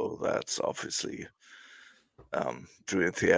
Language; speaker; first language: English; non-native, fluent; German